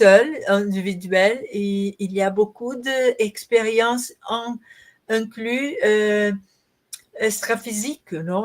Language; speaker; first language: French; non-native, learner; Portuguese